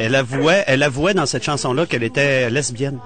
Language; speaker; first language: French; native; French